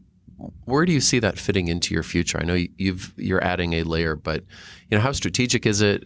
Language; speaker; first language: English; native; English